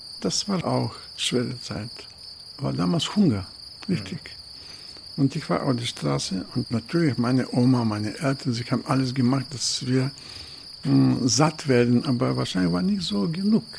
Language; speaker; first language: German; non-native, fluent; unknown